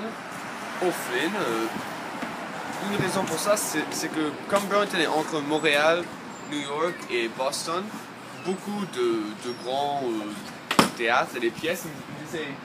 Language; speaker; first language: French; non-native, fluent; English